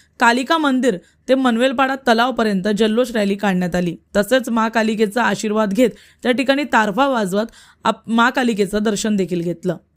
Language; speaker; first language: Marathi; native; Marathi